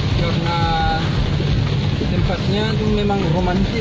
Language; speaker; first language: Indonesian; non-native, learner; French